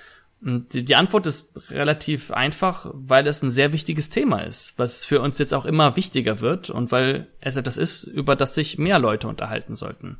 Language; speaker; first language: German; native; German